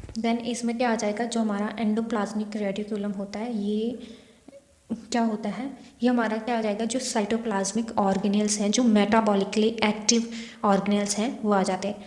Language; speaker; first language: Hindi; native; Hindi